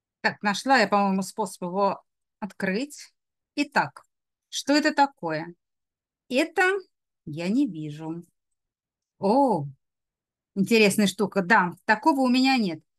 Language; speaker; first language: Russian; native; Russian